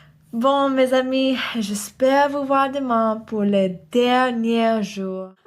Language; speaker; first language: French; non-native, learner; English